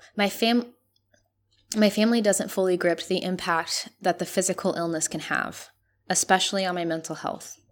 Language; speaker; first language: English; non-native, fluent; Spanish